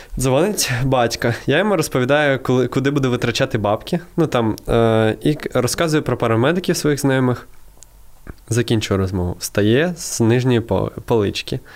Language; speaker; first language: Ukrainian; non-native, local second language; Russian